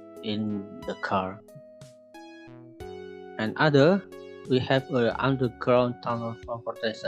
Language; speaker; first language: English; non-native, learner; Indonesian